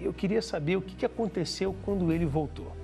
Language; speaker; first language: Portuguese; native; Portuguese